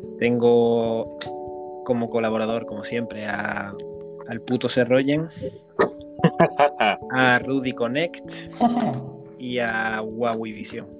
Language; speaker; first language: Spanish; native; Spanish